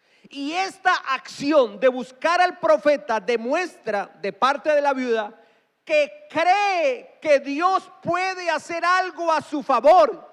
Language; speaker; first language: Spanish; native; Spanish